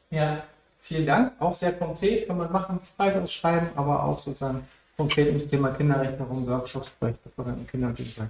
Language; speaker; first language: German; native; German